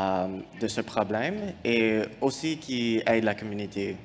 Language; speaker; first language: French; non-native, fluent; English